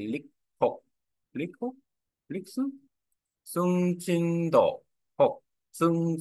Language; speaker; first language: Vietnamese; non-native, learner; Korean